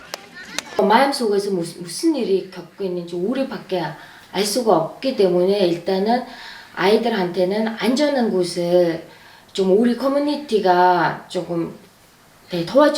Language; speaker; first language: Korean; non-native, fluent; Mongolian